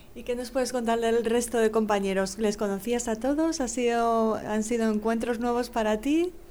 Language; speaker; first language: Spanish; native; Spanish